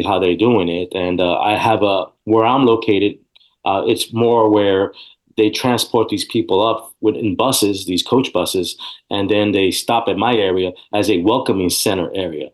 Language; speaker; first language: English; native; English